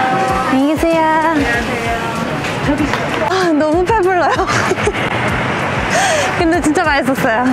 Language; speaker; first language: Korean; non-native, fluent; German